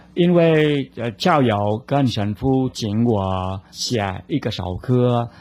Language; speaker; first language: Chinese; non-native, learner; Vietnamese